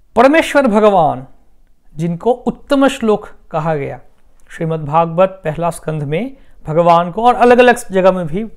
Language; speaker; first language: Hindi; non-native, local second language; Bangla